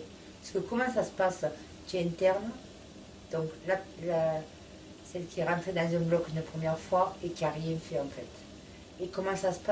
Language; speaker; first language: French; native; French